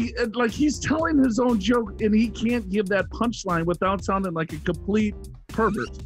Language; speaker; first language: English; native; English